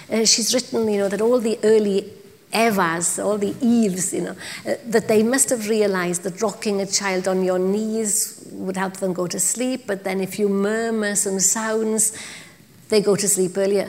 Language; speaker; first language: English; non-native, local second language; Welsh